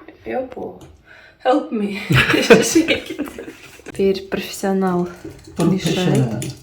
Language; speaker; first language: Russian; non-native, fluent; Ukrainian